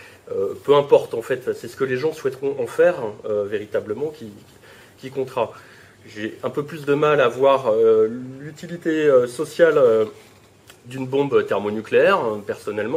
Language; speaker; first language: French; native; French